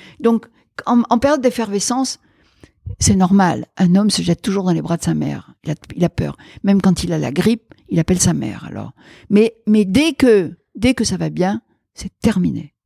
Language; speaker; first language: French; native; French